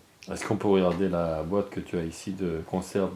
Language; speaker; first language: French; native; French